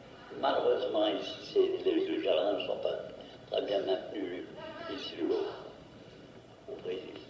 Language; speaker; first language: French; non-native, fluent; Portuguese